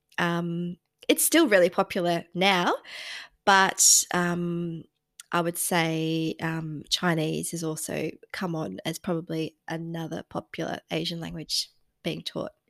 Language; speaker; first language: English; native; English